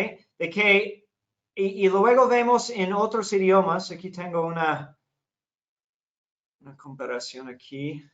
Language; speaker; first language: Spanish; non-native, fluent; English